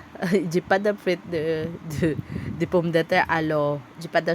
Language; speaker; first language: French; non-native, learner; Cebuano